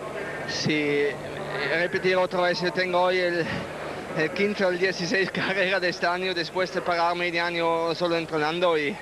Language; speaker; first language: Spanish; non-native, learner; Swiss German